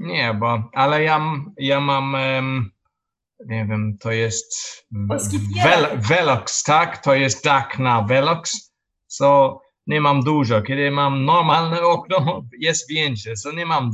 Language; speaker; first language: Polish; non-native, learner; English